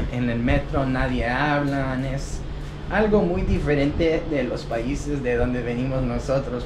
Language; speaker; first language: Spanish; early bilingual, heritage; Spanish